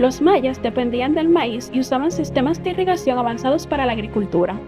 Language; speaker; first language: Spanish; native; Spanish